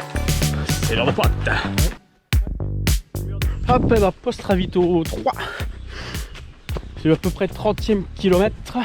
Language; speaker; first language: French; native; French